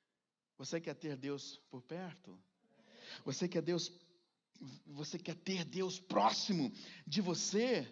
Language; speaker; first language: Portuguese; native; Portuguese